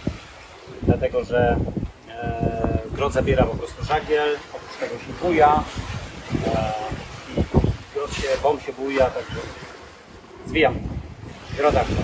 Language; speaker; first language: Polish; native; Polish